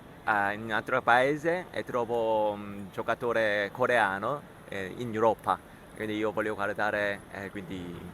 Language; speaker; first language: Italian; non-native, learner; Korean